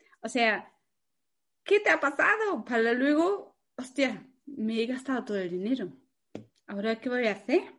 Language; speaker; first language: Spanish; non-native, fluent; German